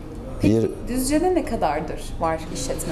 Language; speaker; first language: Turkish; native; Turkish